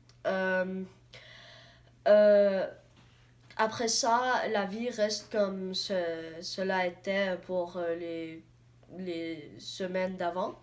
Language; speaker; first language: French; non-native, learner; English